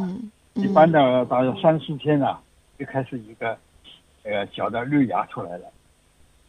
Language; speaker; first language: Chinese; native; Chinese